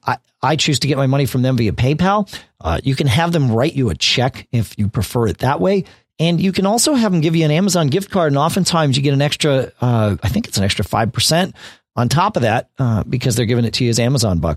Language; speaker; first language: English; native; English